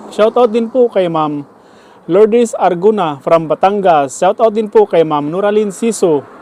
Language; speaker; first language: Filipino; non-native, local second language; Cebuano